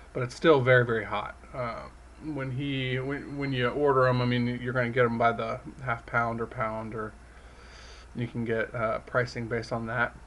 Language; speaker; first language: English; native; English